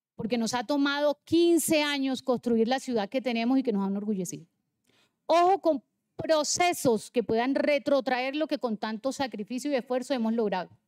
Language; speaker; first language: Spanish; native; Spanish